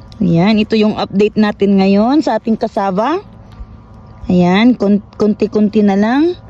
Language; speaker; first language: Filipino; non-native, local second language; Cebuano